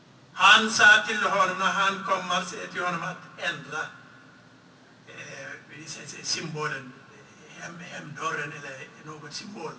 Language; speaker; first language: Swedish; non-native, fluent; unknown